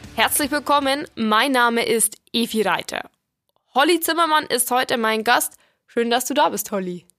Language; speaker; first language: German; native; German